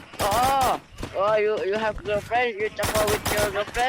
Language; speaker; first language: English; non-native, learner; Indonesian